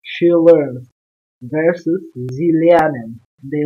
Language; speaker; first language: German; non-native, learner; English